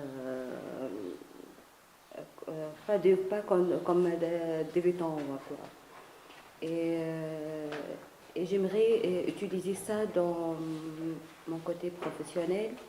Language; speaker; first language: French; non-native, learner; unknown